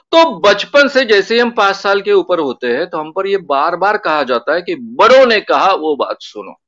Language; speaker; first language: Hindi; non-native, local second language; Marathi